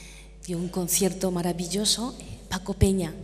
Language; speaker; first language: Spanish; non-native, fluent; Japanese